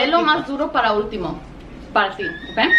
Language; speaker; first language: Spanish; early bilingual, heritage; Spanish